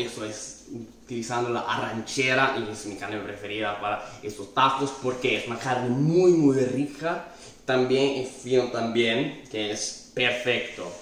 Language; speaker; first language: Spanish; non-native, fluent; Italian